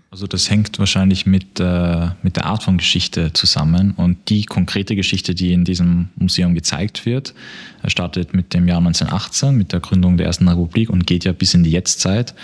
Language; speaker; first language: German; native; German